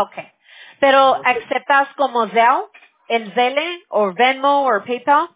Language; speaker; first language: Spanish; early bilingual, heritage; Spanish